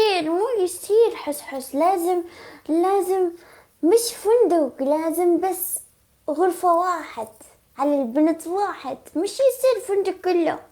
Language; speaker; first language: Arabic; non-native, learner; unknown